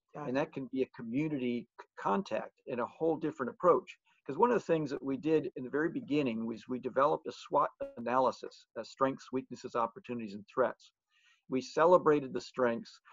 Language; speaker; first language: English; native; English